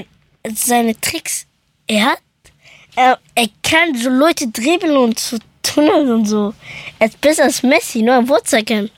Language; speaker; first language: German; early bilingual, other home language; Persian